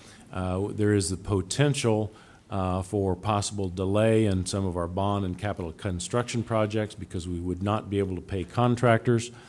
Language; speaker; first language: English; native; English